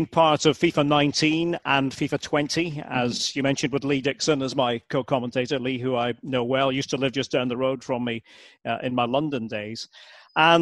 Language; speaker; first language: English; native; English